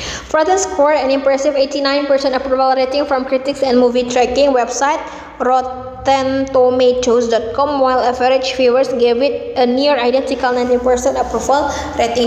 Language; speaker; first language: English; non-native, fluent; Indonesian